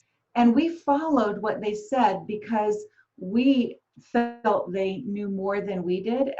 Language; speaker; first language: English; native; English